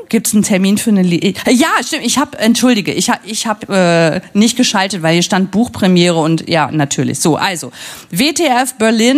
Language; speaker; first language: German; native; German